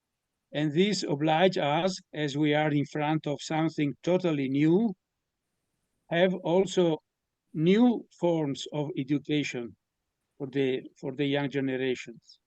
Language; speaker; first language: English; non-native, learner; Italian